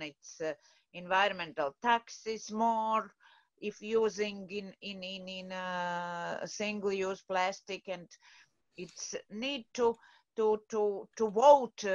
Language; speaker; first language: English; non-native, learner; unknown